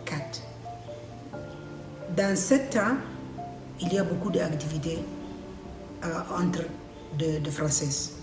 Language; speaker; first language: French; non-native, learner; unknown